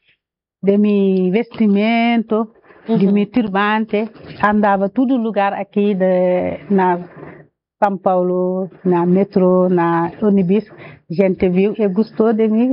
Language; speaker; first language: Portuguese; non-native, learner; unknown